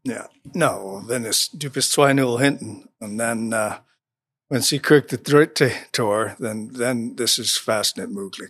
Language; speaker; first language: German; non-native, learner; English